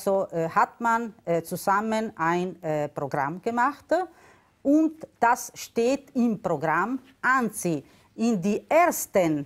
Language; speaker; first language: German; non-native, local second language; Italian